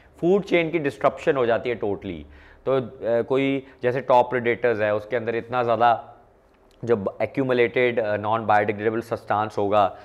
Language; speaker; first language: Hindi; non-native, local second language; Punjabi